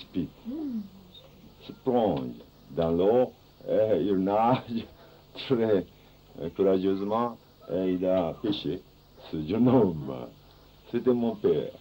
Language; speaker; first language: French; non-native, fluent; Japanese